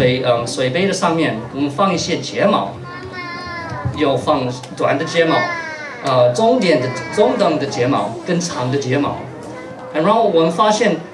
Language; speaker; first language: Chinese; non-native, fluent; English